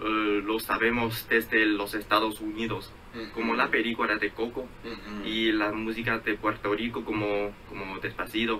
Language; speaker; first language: Spanish; non-native, fluent; Chinese